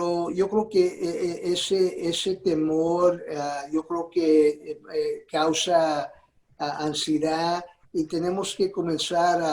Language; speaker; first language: Spanish; early bilingual, heritage; Spanish